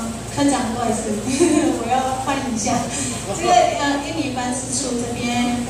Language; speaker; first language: Chinese; non-native, learner; Indonesian